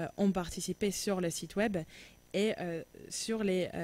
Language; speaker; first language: French; non-native, fluent; English